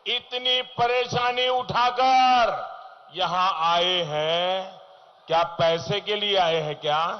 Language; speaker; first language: Hindi; non-native, local second language; Gujarati